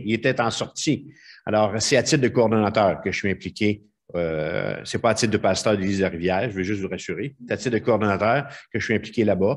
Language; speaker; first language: French; native; French